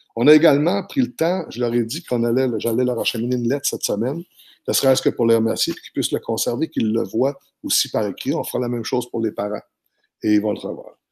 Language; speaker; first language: French; native; French